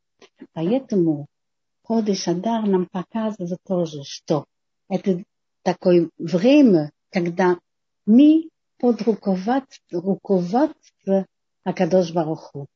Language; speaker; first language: Russian; non-native, fluent; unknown